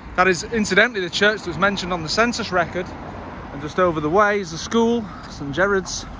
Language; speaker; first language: English; native; English